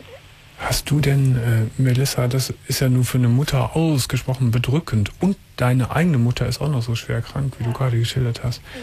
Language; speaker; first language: German; native; German